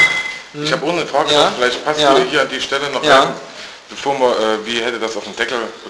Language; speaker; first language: German; native; German